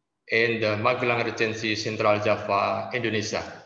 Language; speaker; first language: English; non-native, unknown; Indonesian